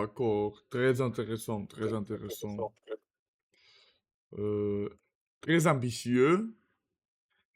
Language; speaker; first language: French; non-native, learner; Russian